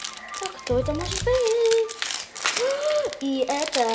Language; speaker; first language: Russian; early bilingual, heritage; Russian